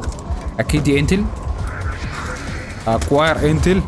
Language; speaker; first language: Arabic; native; Arabic